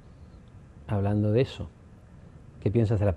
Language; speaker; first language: Spanish; native; Spanish